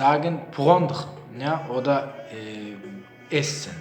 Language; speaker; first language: German; non-native, learner; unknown